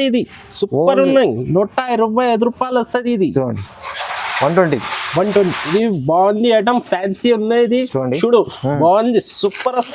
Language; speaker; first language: Telugu; non-native, local second language; Urdu